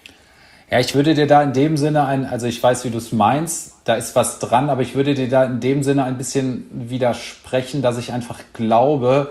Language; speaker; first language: German; native; German